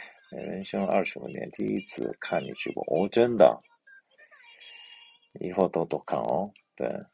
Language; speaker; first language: Chinese; non-native, fluent; Japanese